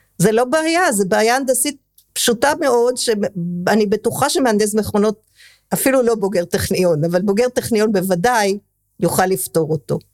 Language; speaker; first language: Hebrew; early bilingual, other home language; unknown